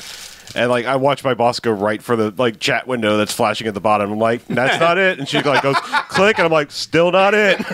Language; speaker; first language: English; native; English